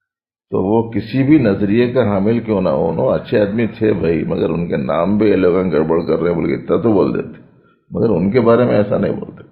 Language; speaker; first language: Urdu; native; Urdu